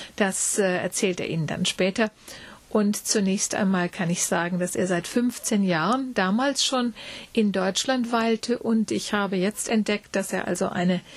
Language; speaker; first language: German; native; German